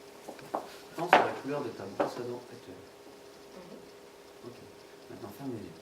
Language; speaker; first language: French; native; French